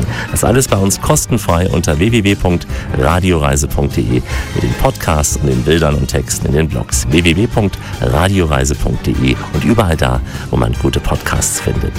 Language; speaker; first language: German; native; German